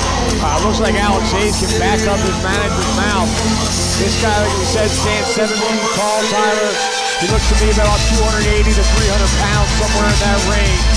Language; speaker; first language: English; native; English